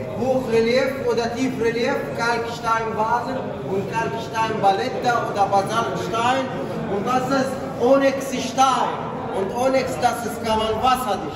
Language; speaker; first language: German; non-native, learner; Arabic